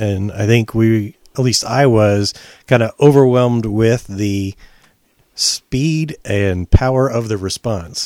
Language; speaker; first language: English; native; English